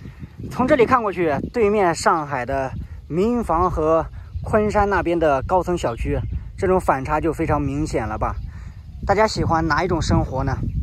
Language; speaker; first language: Chinese; native; Chinese